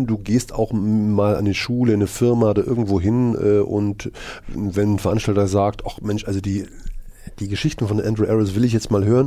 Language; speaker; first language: German; native; German